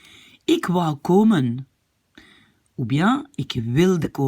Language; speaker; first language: Dutch; non-native, fluent; French